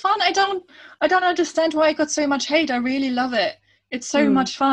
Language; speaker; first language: English; non-native, fluent; German